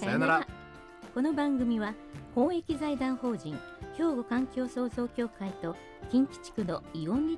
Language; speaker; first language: Japanese; native; Japanese